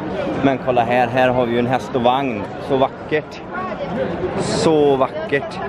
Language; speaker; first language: Swedish; native; Swedish